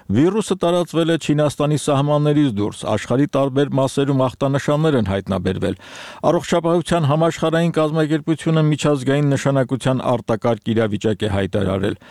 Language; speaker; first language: Armenian; native; Armenian